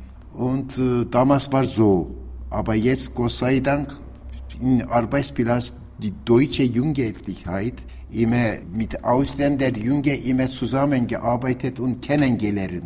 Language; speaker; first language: German; non-native, learner; Turkish